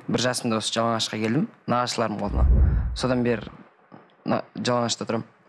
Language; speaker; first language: Kazakh; non-native, local second language; Russian